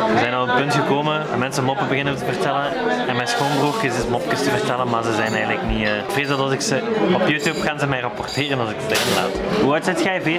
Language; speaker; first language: Dutch; native; Dutch